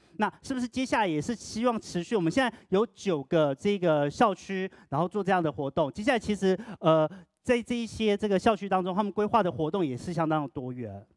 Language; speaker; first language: Chinese; native; Chinese